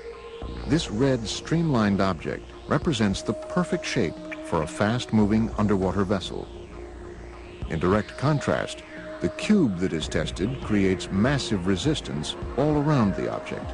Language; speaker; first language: English; native; English